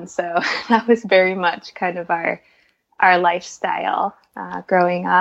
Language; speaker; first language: English; native; English